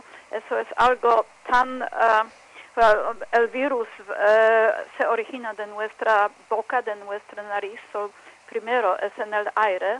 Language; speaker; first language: Spanish; non-native, fluent; Polish